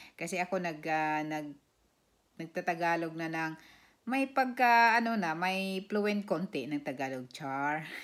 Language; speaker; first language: Filipino; non-native, local second language; Cebuano